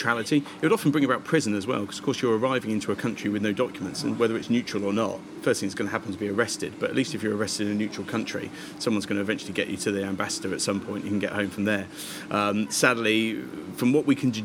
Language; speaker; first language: English; native; English